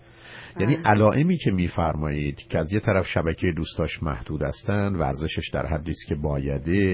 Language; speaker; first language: Persian; native; Persian